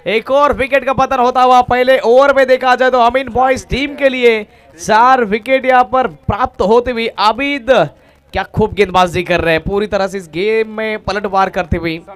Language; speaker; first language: Hindi; non-native, local second language; Marathi